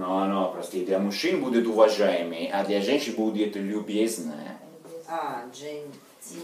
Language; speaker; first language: Russian; non-native, fluent; Italian